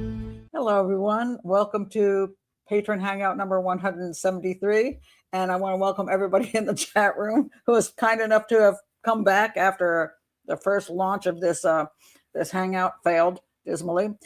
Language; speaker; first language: English; native; English